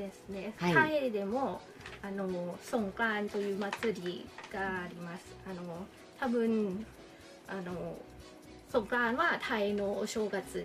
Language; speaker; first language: Japanese; non-native, learner; Thai